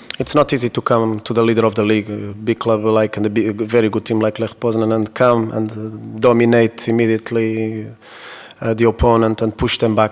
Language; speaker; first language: English; non-native, fluent; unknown